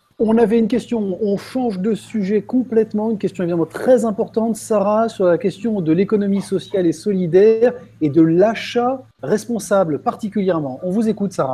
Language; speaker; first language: French; native; French